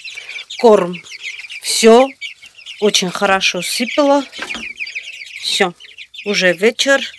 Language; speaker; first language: Russian; non-native, fluent; Armenian